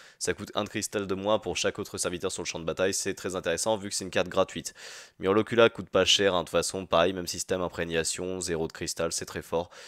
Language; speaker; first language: French; native; French